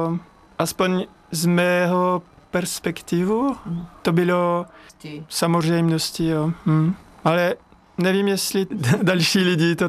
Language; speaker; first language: Czech; non-native, fluent; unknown